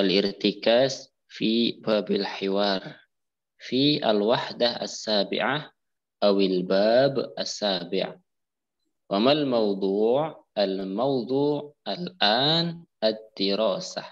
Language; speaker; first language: Arabic; non-native, fluent; Indonesian